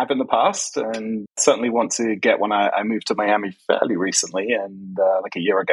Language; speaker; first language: English; native; English